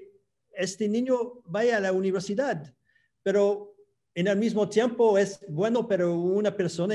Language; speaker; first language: Spanish; non-native, fluent; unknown